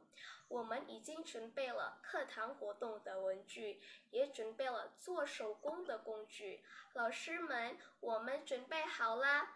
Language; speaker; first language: Chinese; non-native, learner; Indonesian